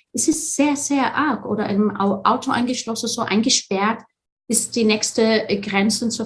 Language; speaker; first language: German; non-native, fluent; Arabic